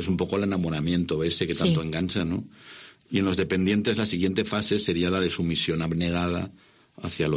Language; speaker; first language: Spanish; native; Spanish